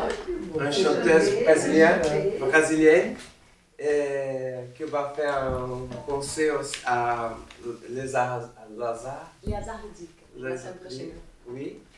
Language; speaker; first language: French; non-native, learner; Portuguese